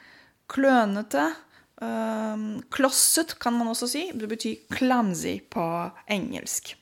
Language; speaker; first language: Norwegian; non-native, fluent; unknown